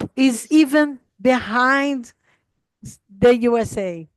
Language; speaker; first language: English; non-native, fluent; Portuguese